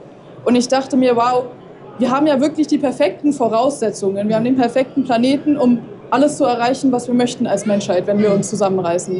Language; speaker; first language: German; native; German